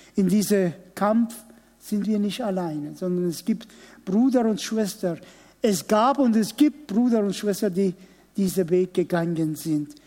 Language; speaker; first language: German; non-native, fluent; Persian